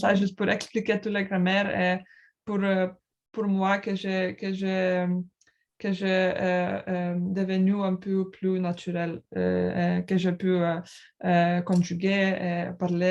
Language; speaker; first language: French; non-native, learner; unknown